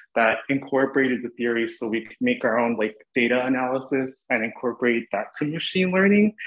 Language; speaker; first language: English; native; English